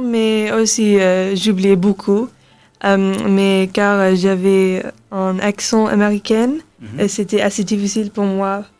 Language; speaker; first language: French; non-native, learner; English